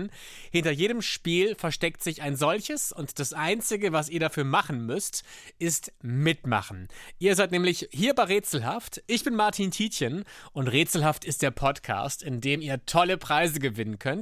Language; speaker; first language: German; native; German